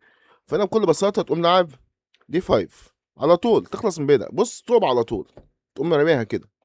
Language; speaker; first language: Arabic; native; Arabic